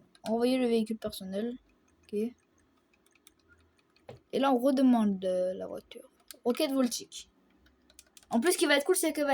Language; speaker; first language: French; native; French